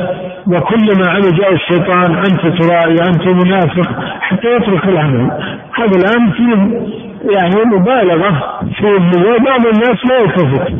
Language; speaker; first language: Arabic; native; Arabic